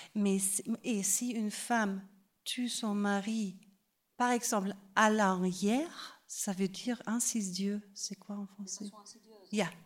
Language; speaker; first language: French; non-native, fluent; German